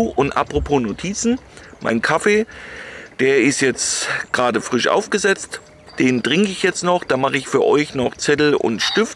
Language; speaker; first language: German; native; German